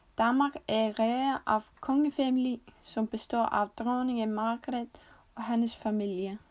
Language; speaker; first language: Danish; non-native, learner; Icelandic